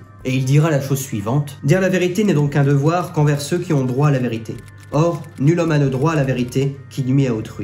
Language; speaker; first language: French; native; French